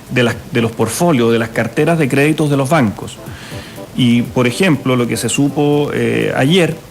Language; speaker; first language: Spanish; native; Spanish